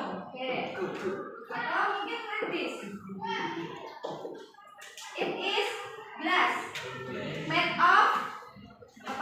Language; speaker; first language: English; non-native, learner; Indonesian